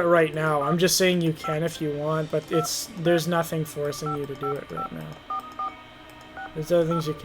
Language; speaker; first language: English; native; English